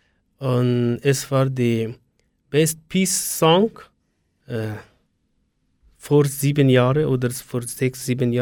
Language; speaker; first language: German; non-native, learner; Persian